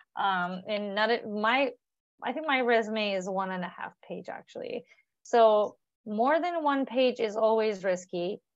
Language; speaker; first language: English; non-native, fluent; Turkish